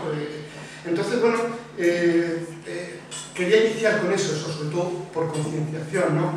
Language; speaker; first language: Spanish; native; Spanish